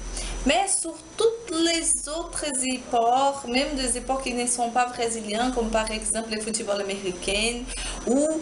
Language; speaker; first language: French; non-native, learner; Portuguese